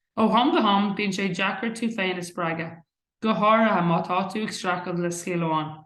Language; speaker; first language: Irish; non-native, local second language; English